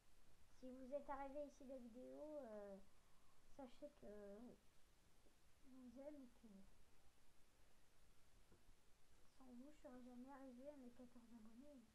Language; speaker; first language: French; native; French